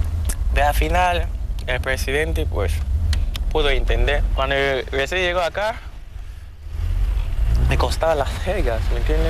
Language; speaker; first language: Spanish; non-native, fluent; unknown